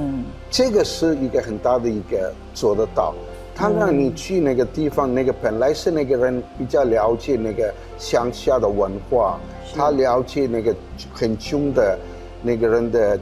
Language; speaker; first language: Chinese; non-native, fluent; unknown